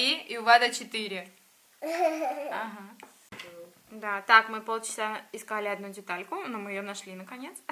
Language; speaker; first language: Russian; native; Russian